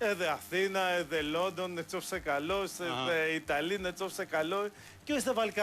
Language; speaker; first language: Albanian; non-native, learner; Greek